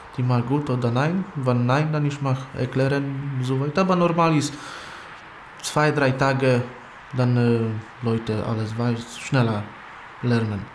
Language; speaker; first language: German; non-native, learner; Polish